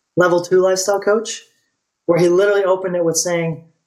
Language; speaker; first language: English; non-native, fluent; Bulgarian